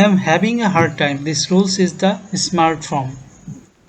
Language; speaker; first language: English; non-native, learner; Bangla